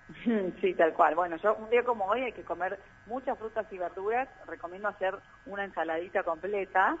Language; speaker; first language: Spanish; native; Spanish